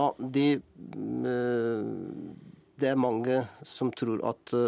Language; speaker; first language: Norwegian; non-native, fluent; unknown